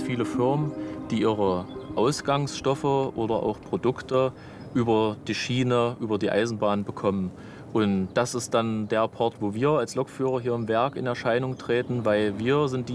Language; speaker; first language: German; native; German